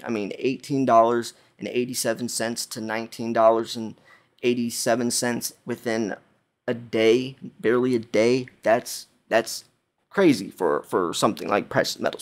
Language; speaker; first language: English; native; English